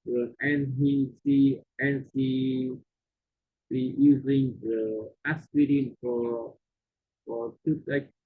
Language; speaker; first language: English; non-native, learner; Vietnamese